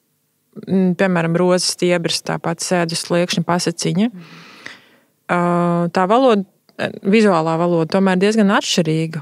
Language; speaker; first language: Latvian; native; Latvian